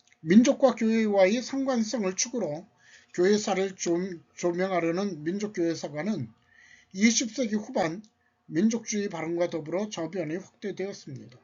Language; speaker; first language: Korean; native; Korean